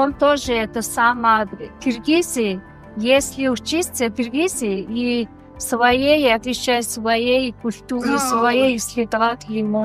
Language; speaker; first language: Russian; non-native, learner; Mongolian